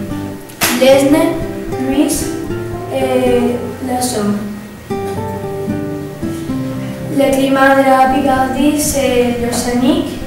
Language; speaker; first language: French; non-native, learner; Spanish